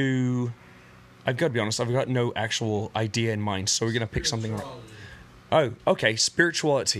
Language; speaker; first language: English; native; English